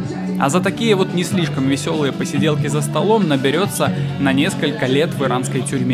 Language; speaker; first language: Russian; native; Russian